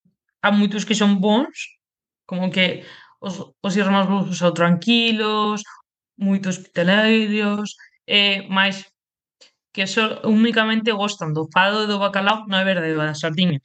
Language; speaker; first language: Portuguese; non-native, learner; Spanish